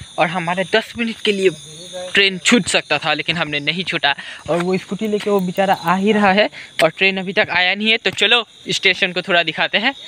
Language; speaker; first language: Hindi; non-native, local second language; Assamese